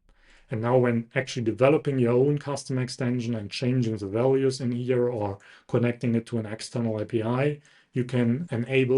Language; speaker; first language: English; non-native, fluent; German